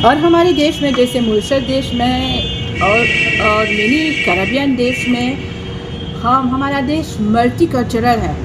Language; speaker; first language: Hindi; non-native, fluent; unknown